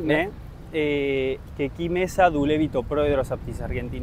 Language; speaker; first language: Greek; early bilingual, heritage; Spanish